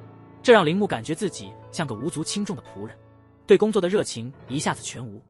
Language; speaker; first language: Chinese; native; Chinese